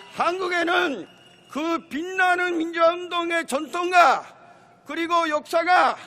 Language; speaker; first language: Korean; non-native, fluent; Japanese